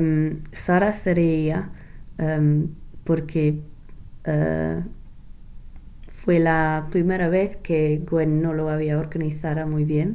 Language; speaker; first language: Spanish; non-native, learner; English